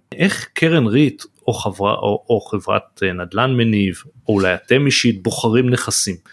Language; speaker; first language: Hebrew; native; Hebrew